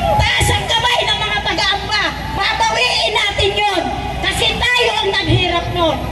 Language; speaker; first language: Filipino; non-native, local second language; Waray